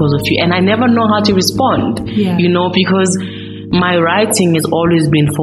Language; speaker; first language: English; non-native, local second language; Xhosa